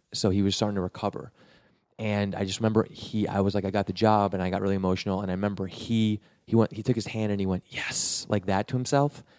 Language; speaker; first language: English; native; English